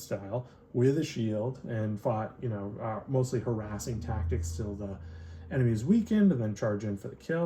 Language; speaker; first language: English; native; English